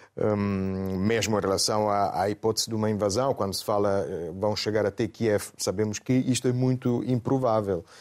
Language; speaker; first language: Portuguese; non-native, fluent; Italian